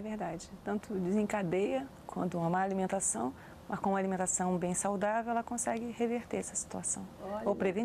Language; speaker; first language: Portuguese; native; Portuguese